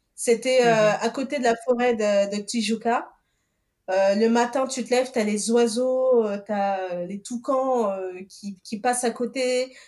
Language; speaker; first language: French; early bilingual, other home language; Portuguese